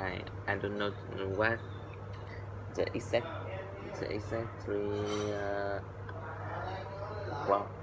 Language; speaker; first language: English; non-native, learner; Vietnamese